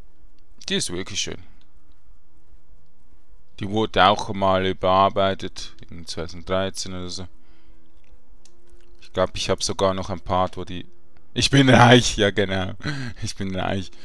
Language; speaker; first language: German; native; German